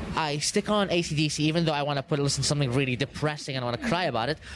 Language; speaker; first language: English; early bilingual, other home language; Arabic